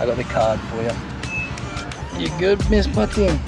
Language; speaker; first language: English; native; English